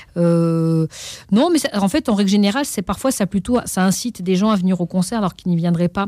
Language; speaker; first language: French; native; French